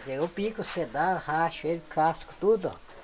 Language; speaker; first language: Portuguese; native; Portuguese